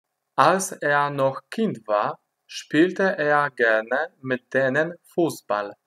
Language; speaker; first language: German; non-native, fluent; Polish